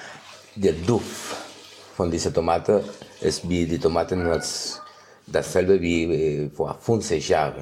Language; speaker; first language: German; non-native, fluent; Spanish